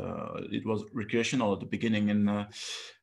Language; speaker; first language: English; non-native, fluent; French